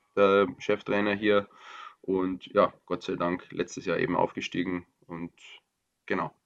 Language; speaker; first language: German; native; German